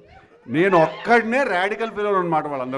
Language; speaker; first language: Telugu; native; Telugu